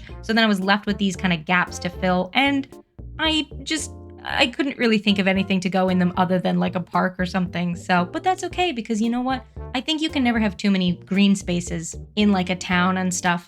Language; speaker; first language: English; native; English